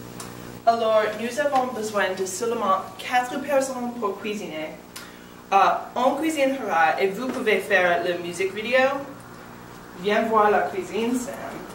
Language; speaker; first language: French; non-native, learner; English